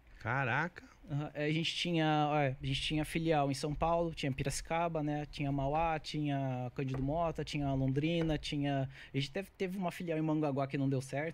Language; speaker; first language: Portuguese; native; Portuguese